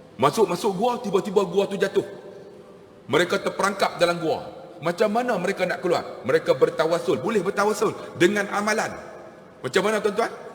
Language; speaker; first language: Malay; native; Malay